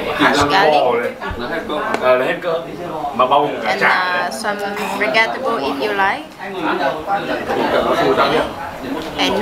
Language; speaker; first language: English; non-native, learner; Vietnamese